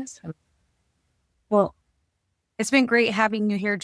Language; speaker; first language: English; native; English